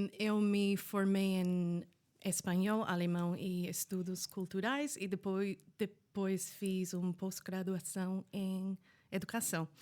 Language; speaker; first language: Portuguese; non-native, fluent; English